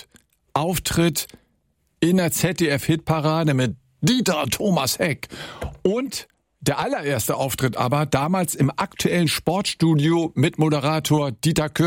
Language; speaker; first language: German; native; German